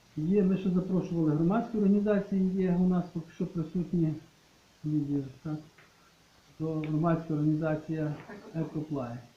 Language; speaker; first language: Ukrainian; native; Ukrainian